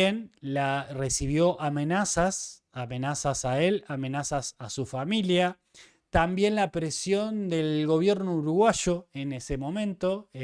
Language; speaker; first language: Spanish; native; Spanish